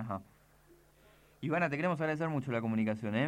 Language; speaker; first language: Spanish; native; Spanish